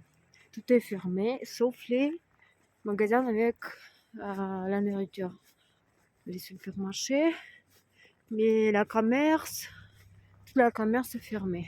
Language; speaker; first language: French; non-native, fluent; Russian